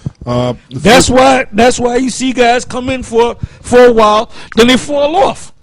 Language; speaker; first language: English; native; English